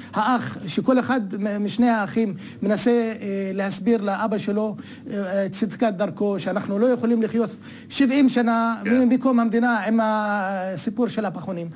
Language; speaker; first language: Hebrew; non-native, local second language; Arabic